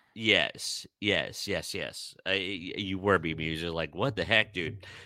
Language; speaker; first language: English; native; English